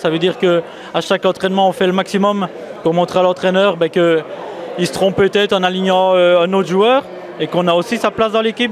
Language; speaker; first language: French; native; French